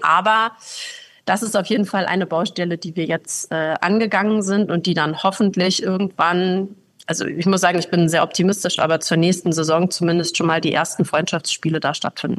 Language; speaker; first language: German; native; German